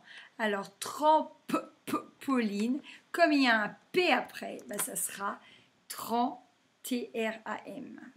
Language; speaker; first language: French; native; French